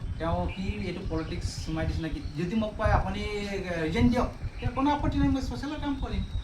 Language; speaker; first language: Assamese; non-native, local second language; Bangla